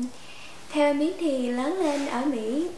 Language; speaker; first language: Vietnamese; early bilingual, heritage; Vietnamese